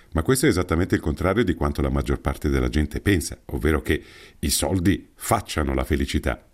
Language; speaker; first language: Italian; native; Italian